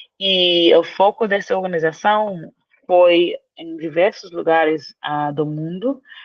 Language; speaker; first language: Portuguese; non-native, fluent; English